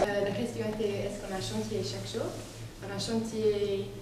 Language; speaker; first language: French; native; French